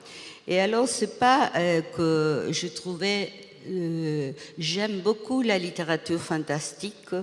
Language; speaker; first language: French; non-native, fluent; Spanish